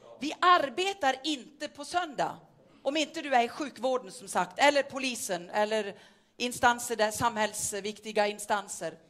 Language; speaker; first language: Swedish; non-native, fluent; Norwegian